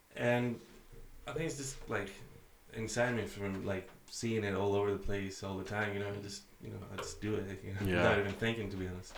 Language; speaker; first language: English; non-native, fluent; Greek